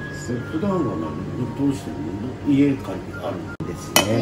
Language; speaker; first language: Japanese; native; Japanese